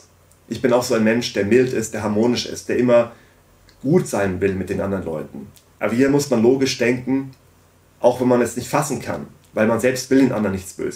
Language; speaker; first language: German; native; German